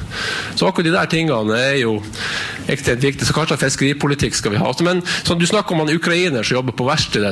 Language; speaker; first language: Norwegian; native; Norwegian